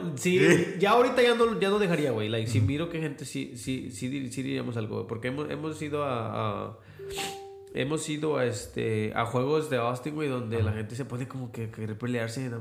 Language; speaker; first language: Spanish; native; Spanish